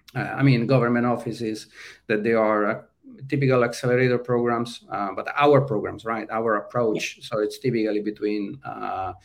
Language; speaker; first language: English; non-native, fluent; Italian